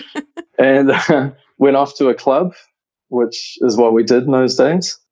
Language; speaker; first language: English; native; English